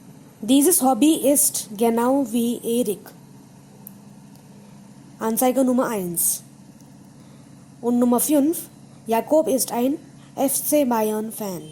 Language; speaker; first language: German; non-native, fluent; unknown